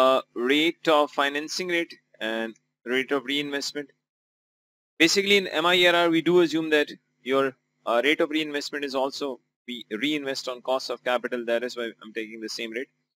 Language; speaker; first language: English; non-native, local second language; Urdu